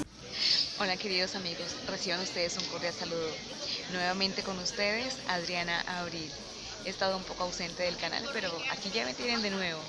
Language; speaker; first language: Spanish; native; Spanish